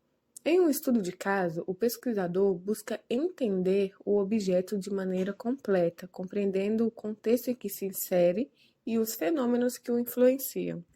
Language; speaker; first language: Portuguese; native; Portuguese